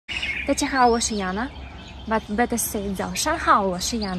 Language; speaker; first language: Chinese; non-native, learner; Ukrainian